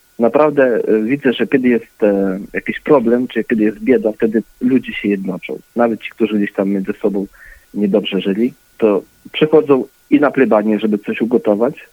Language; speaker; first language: Polish; early bilingual, heritage; Polish